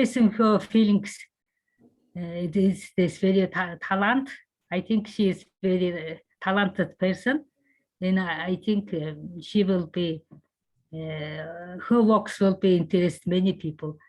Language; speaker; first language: English; non-native, learner; Mongolian